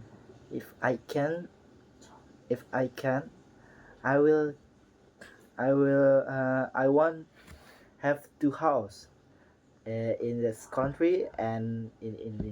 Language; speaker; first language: English; non-native, learner; Indonesian